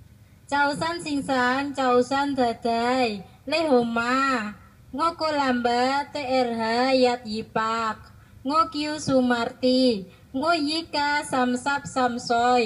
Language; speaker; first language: Chinese; non-native, learner; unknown